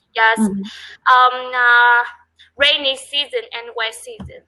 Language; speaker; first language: English; non-native, learner; Vietnamese